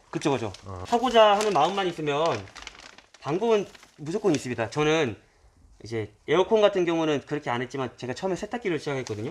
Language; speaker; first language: Korean; early bilingual, heritage; Korean